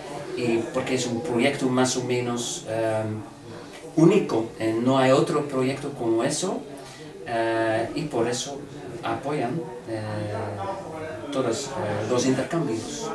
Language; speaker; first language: Spanish; non-native, fluent; Dutch